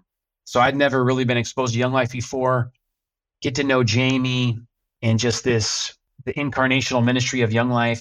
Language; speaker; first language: English; native; English